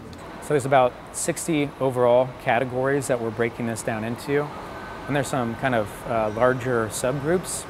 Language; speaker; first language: English; native; English